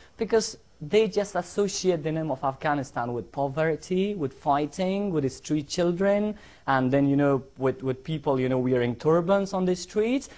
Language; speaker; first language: English; non-native, fluent; Persian